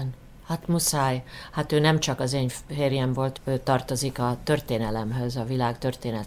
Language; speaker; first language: Hungarian; early bilingual, heritage; Hungarian